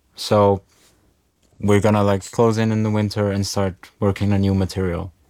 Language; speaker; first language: English; non-native, fluent; Macedonian